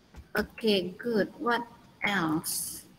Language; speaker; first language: English; non-native, learner; Indonesian